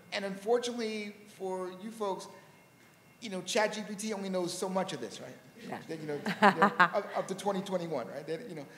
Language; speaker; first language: English; native; English